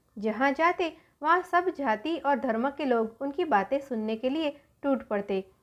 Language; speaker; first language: Hindi; non-native, local second language; Gujarati